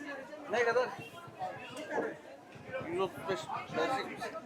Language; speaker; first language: Turkish; non-native, fluent; Russian